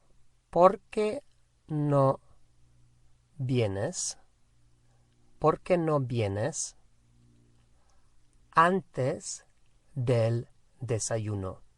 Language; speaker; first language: Spanish; non-native, fluent; English